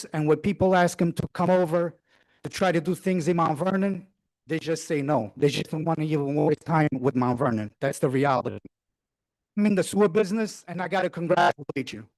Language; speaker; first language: English; non-native, fluent; Portuguese